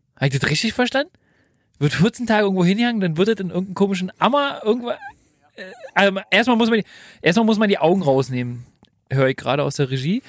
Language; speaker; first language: German; native; German